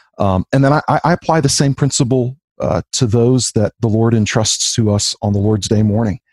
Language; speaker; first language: English; native; English